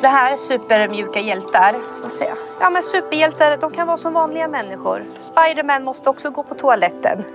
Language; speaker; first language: Swedish; native; Swedish